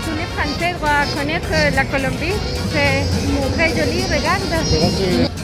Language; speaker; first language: French; non-native, learner; Spanish